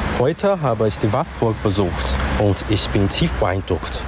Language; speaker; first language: German; non-native, learner; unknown